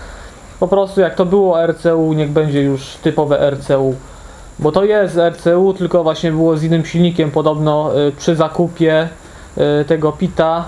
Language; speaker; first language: Polish; native; Polish